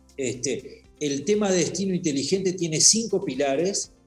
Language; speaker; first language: Spanish; native; Spanish